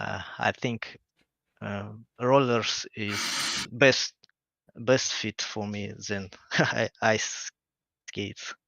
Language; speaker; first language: English; non-native, learner; Russian